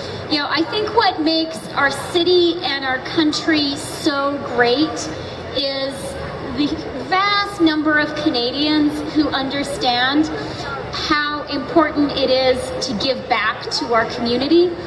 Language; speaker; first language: English; native; English